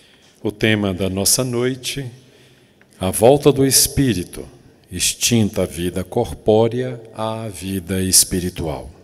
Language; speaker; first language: Portuguese; native; Portuguese